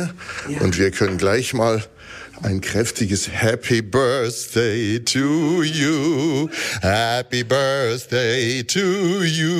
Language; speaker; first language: German; native; German